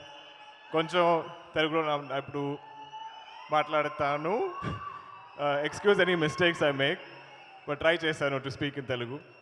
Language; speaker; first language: Telugu; non-native, local second language; Malayalam